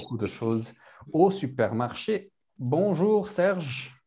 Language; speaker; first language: French; non-native, learner; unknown